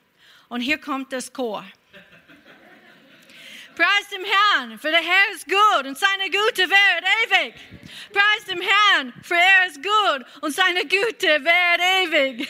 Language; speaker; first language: German; non-native, fluent; English